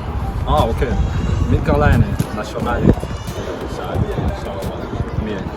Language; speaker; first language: Finnish; non-native, learner; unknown